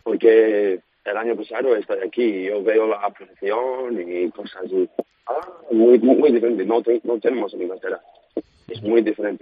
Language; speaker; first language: Spanish; non-native, learner; English